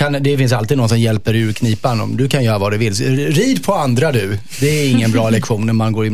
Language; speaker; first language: Swedish; native; Swedish